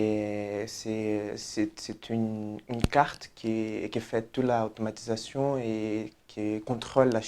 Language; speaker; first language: French; non-native, fluent; Portuguese